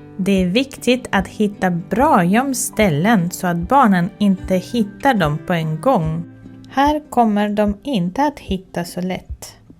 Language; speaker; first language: Swedish; non-native, fluent; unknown